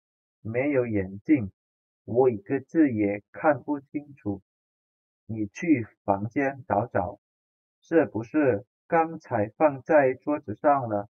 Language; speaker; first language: Chinese; non-native, fluent; Indonesian